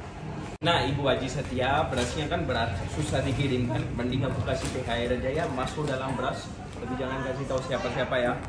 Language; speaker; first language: Indonesian; non-native, fluent; Urdu